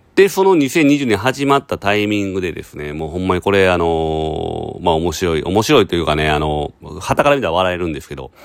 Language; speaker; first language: Japanese; native; Japanese